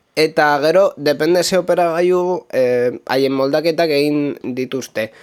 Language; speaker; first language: Basque; non-native, local second language; Spanish